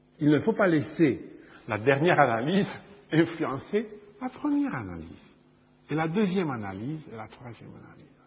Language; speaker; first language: French; non-native, fluent; Romanian